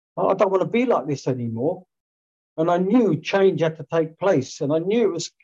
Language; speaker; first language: English; native; English